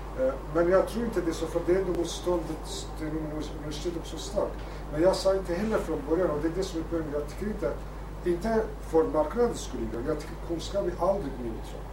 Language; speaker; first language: Swedish; non-native, fluent; Kurdish